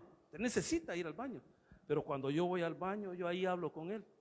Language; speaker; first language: Spanish; native; Spanish